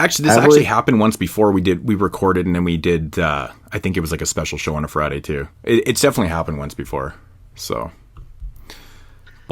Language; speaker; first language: English; native; English